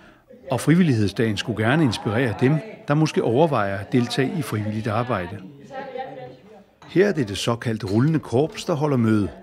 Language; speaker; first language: Danish; native; Danish